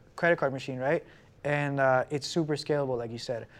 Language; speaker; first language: English; non-native, fluent; Spanish